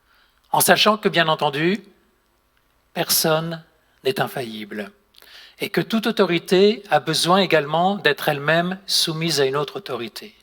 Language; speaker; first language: French; native; French